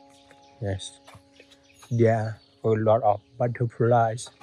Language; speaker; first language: English; non-native, learner; Khmer